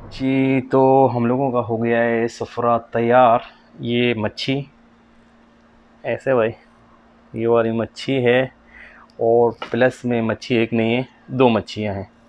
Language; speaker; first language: Hindi; native; Hindi